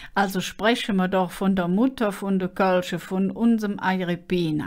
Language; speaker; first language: German; native; German